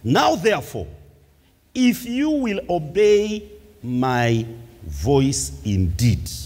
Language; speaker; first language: English; non-native, local second language; Swahili